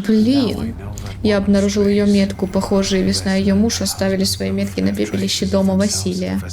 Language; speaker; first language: Russian; native; Russian